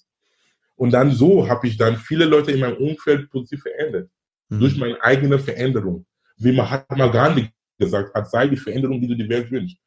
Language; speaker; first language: German; non-native, fluent; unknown